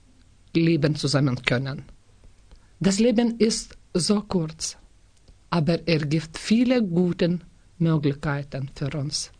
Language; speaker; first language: German; non-native, learner; Lithuanian